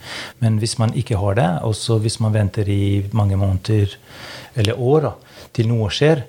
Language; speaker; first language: Norwegian; non-native, fluent; Albanian